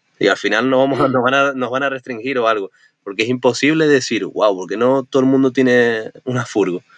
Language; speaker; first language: Spanish; native; Spanish